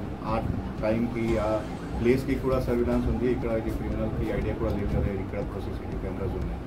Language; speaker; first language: Telugu; non-native, local second language; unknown